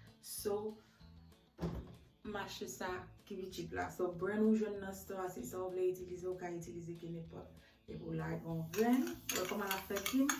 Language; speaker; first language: French; non-native, learner; Haitian Creole